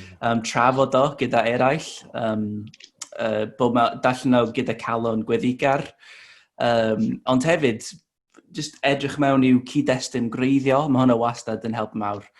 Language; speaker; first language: Welsh; non-native, fluent; English